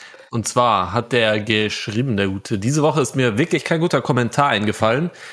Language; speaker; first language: German; native; German